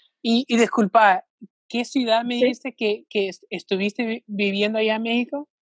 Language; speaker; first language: Spanish; early bilingual, heritage; Spanish